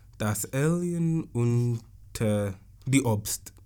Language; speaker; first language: German; non-native, learner; English